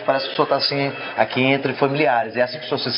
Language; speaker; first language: Portuguese; native; Portuguese